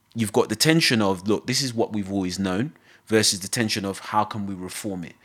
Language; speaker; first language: English; native; English